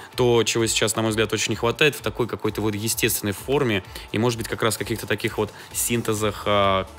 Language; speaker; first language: Russian; native; Russian